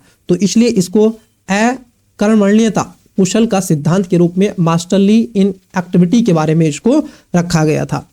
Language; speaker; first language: Hindi; native; Hindi